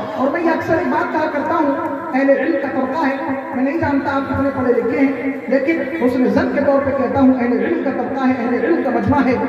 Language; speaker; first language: Hindi; native; Hindi